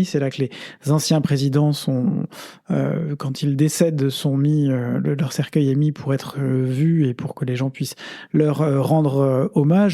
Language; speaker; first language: French; native; French